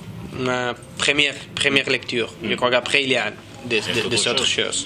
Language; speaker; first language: French; non-native, learner; Spanish